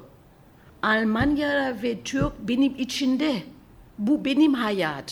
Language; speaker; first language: Turkish; early bilingual, heritage; German